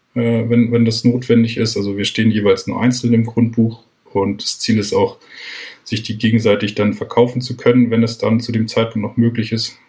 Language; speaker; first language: German; native; German